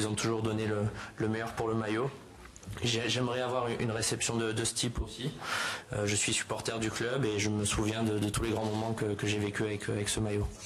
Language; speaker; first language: French; native; French